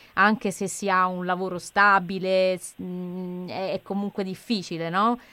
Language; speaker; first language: Italian; native; Italian